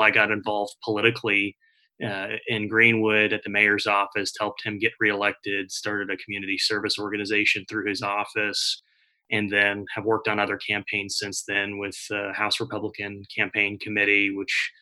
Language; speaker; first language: English; native; English